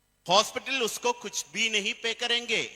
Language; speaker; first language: Hindi; non-native, fluent; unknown